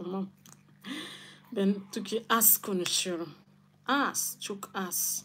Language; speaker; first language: Turkish; non-native, learner; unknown